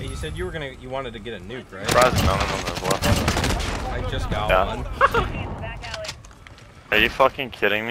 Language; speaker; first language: English; native; English